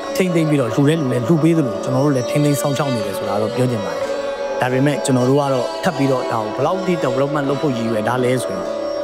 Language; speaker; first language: Burmese; non-native, local second language; Tamil